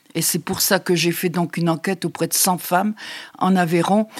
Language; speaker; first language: French; native; French